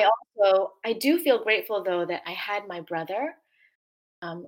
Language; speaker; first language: English; native; English